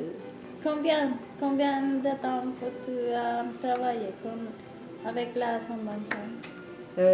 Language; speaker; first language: French; non-native, learner; Spanish